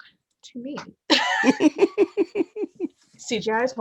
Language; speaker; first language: English; native; English